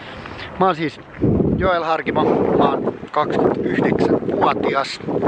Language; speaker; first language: Finnish; native; Finnish